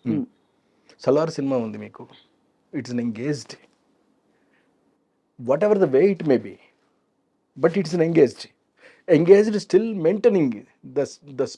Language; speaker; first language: Telugu; native; Telugu